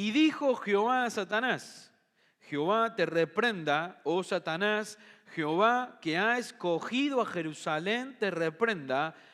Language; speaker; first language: Spanish; native; Spanish